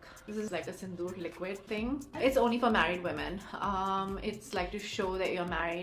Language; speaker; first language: English; non-native, local second language; Hindi